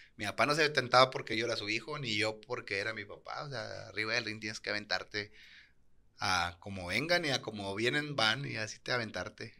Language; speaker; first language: Spanish; native; Spanish